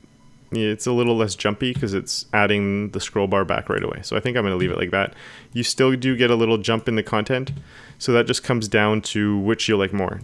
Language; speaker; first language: English; native; English